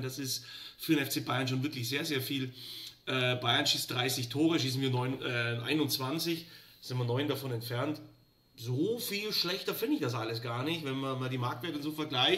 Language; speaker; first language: German; native; German